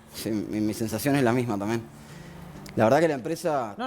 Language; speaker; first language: Spanish; native; Spanish